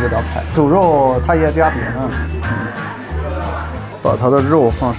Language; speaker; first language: Chinese; non-native, fluent; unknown